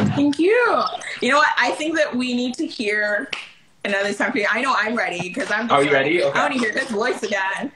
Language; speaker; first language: English; early bilingual, other home language; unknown